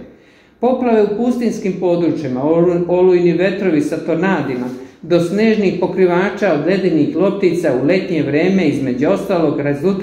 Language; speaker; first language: Serbian; native; Serbian